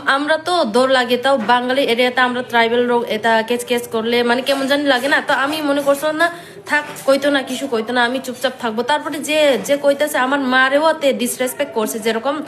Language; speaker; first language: Bangla; non-native, local second language; Kok Borok